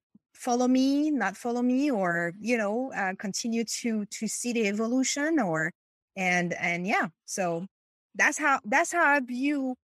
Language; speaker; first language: English; non-native, fluent; French